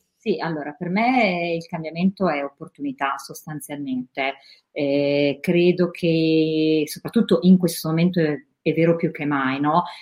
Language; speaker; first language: Italian; native; Italian